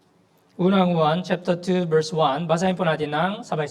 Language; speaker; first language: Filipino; non-native, learner; Korean